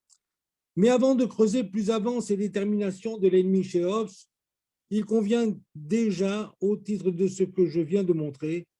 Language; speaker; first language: French; native; French